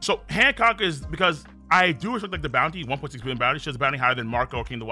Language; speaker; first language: English; native; English